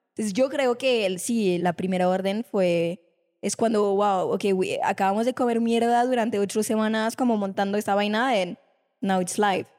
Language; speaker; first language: Spanish; non-native, fluent; French